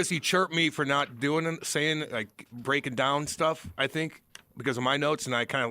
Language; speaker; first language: English; native; English